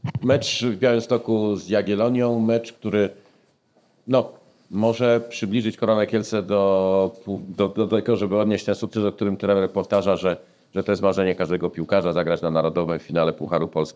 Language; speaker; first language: Polish; native; Polish